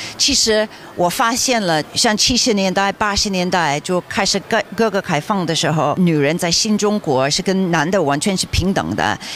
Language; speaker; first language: Chinese; non-native, fluent; English